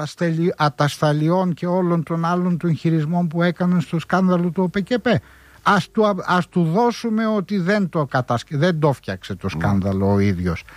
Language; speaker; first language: Greek; native; Greek